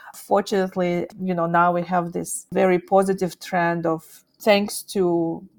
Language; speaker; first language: English; non-native, fluent; Russian